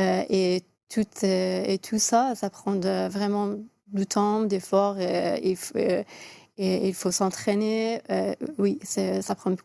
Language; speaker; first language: French; non-native, fluent; Persian